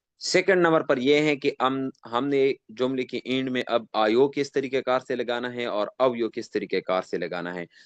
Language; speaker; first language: Urdu; non-native, local second language; Pashto